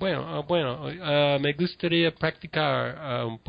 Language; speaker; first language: Spanish; non-native, learner; English